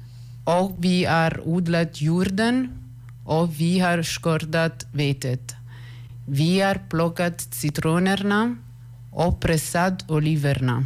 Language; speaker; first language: Swedish; non-native, learner; Italian